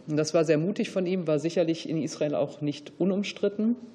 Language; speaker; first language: German; native; German